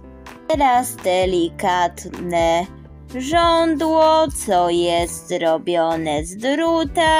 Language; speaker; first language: Polish; early bilingual, heritage; Polish